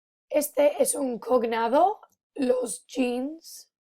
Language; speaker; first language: Spanish; non-native, fluent; English